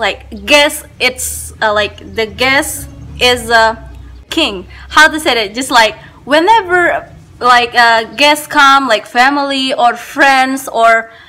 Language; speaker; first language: English; non-native, learner; Indonesian